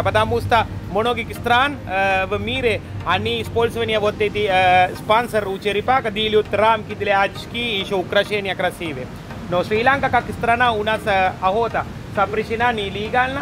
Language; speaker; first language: Russian; non-native, learner; Sinhala